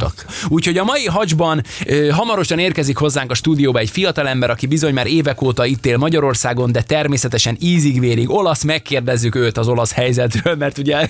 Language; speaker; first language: Hungarian; native; Hungarian